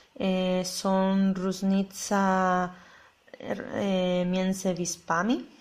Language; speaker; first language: Polish; non-native, learner; Spanish